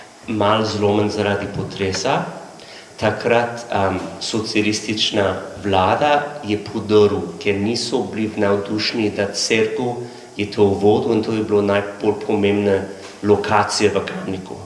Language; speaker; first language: Slovenian; non-native, learner; English